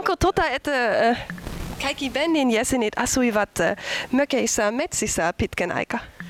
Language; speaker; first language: Finnish; non-native, learner; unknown